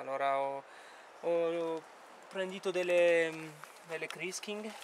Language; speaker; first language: Italian; non-native, fluent; French